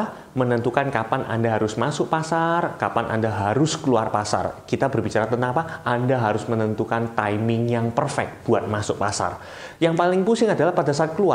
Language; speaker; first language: Indonesian; native; Indonesian